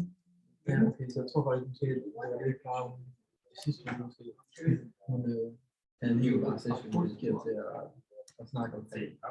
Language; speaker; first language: Danish; non-native, learner; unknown